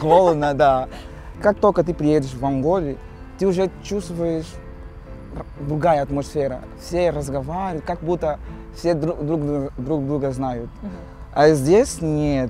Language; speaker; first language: Russian; non-native, learner; Portuguese